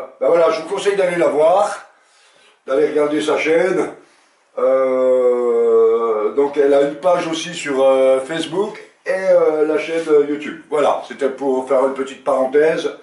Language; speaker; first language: French; native; French